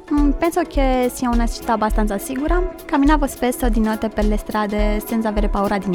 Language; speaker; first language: Italian; non-native, fluent; Romanian